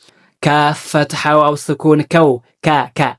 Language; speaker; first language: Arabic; non-native, fluent; Amharic